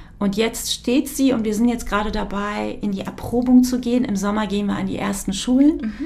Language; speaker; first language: German; early bilingual, other home language; Kurdish